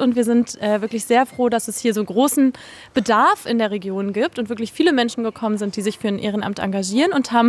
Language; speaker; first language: German; native; German